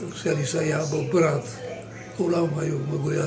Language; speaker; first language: Hebrew; non-native, fluent; Romanian